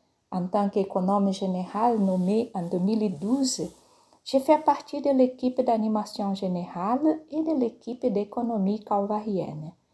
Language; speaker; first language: French; non-native, fluent; Portuguese